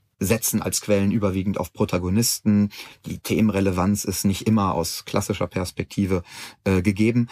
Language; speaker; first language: German; native; German